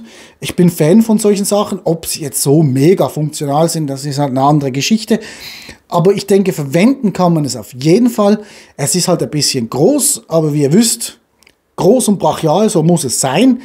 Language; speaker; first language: German; native; German